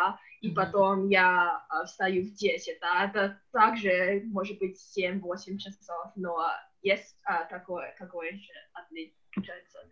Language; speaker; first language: Russian; non-native, learner; English